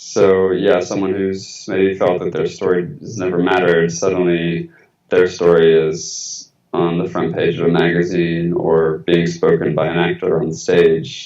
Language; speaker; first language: English; early bilingual, other home language; Spanish